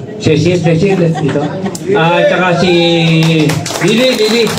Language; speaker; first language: Filipino; native; Filipino